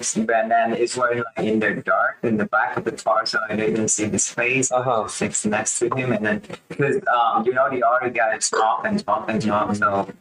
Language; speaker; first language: English; non-native, learner; Vietnamese